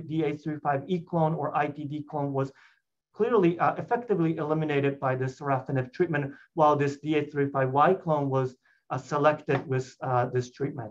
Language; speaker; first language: English; non-native, fluent; Japanese